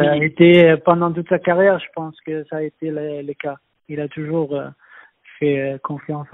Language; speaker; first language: French; non-native, fluent; Swedish